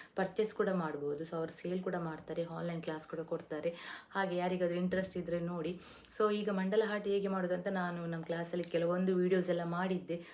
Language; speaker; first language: Kannada; non-native, local second language; Tulu